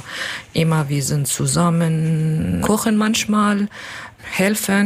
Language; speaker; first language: German; non-native, learner; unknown